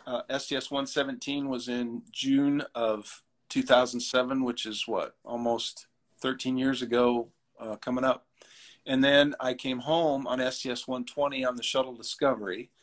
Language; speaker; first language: English; native; English